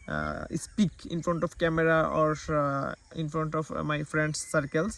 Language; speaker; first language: English; non-native, learner; Bangla